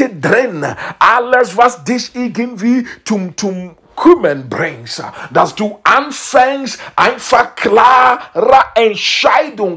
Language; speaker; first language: German; non-native, learner; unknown